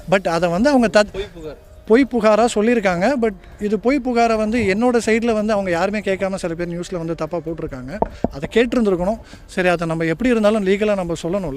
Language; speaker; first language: Tamil; native; Tamil